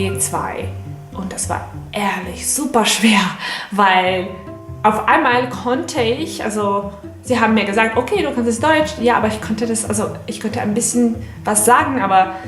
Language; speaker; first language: German; non-native, fluent; Serbian